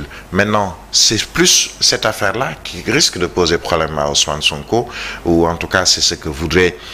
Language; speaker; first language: French; non-native, local second language; Wolof